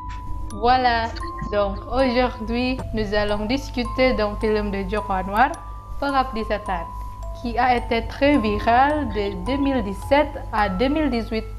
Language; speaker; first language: French; non-native, learner; Indonesian